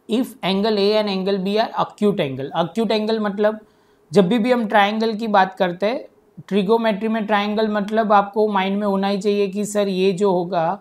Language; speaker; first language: Hindi; non-native, local second language; Gujarati